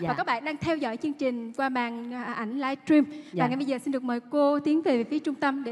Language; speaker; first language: Vietnamese; native; Vietnamese